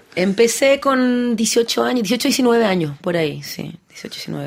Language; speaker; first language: Spanish; early bilingual, heritage; French